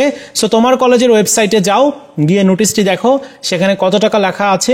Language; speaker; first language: Bangla; native; Bangla